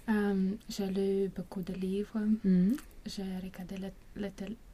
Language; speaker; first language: French; non-native, learner; Swedish